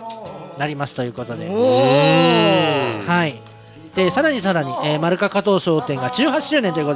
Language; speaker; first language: Japanese; native; Japanese